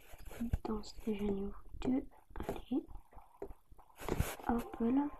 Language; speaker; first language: French; native; French